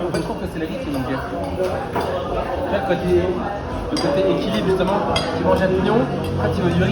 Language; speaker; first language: French; native; French